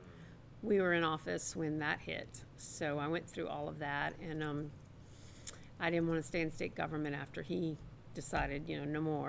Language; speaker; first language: English; native; English